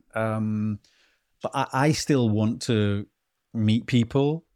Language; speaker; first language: English; native; English